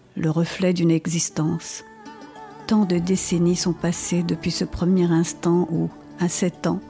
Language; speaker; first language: French; non-native, local second language; Morisyen